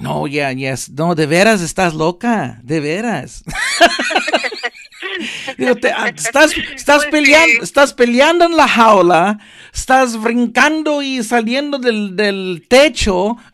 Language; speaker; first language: Spanish; early bilingual, heritage; Spanish